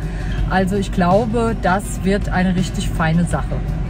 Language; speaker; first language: German; native; German